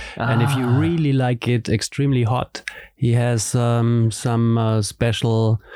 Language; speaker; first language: English; non-native, fluent; German